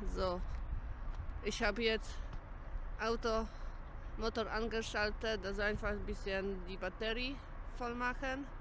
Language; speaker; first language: German; non-native, learner; Polish